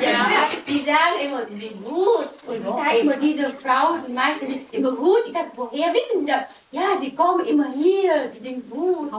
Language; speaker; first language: German; non-native, learner; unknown